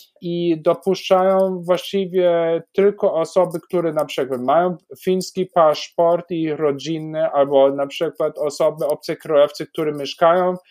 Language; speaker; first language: Polish; non-native, fluent; German